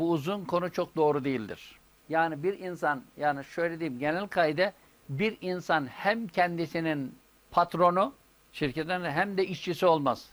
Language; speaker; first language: Turkish; native; Turkish